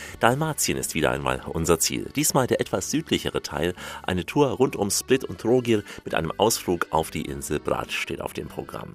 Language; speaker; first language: German; native; German